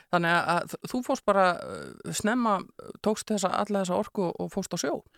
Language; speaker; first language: Icelandic; native; Icelandic